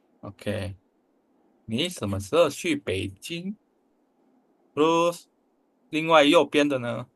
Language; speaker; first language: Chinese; non-native, fluent; Indonesian